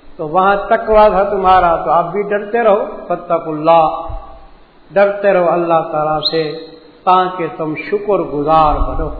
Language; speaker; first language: Urdu; non-native, local second language; Punjabi